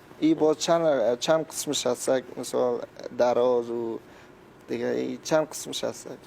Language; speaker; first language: Persian; non-native, local second language; Turkmen